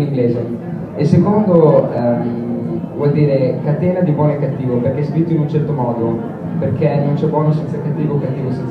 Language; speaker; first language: Italian; early bilingual, heritage; English